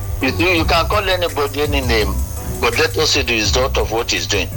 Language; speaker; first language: English; non-native, local second language; Yoruba